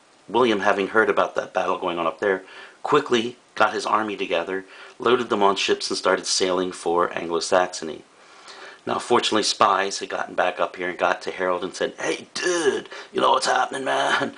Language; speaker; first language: English; native; English